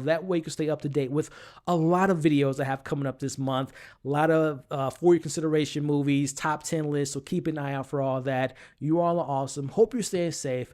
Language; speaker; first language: English; native; English